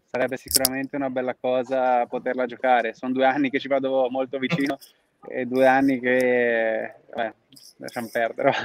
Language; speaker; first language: Italian; native; Italian